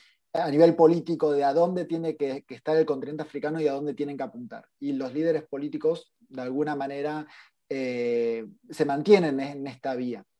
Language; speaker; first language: Spanish; native; Spanish